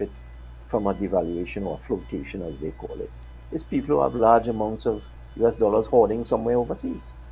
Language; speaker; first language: English; native; English